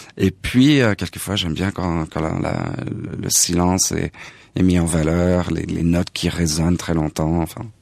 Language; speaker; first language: French; native; French